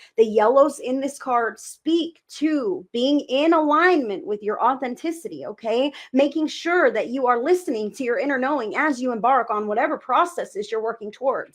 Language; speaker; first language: English; native; English